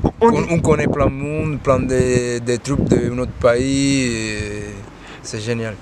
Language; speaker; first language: French; non-native, learner; Spanish